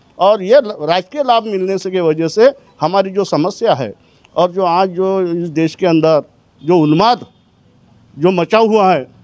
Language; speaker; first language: Hindi; non-native, local second language; Marathi